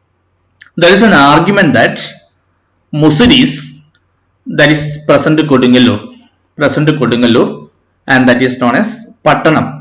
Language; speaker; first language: English; non-native, local second language; Malayalam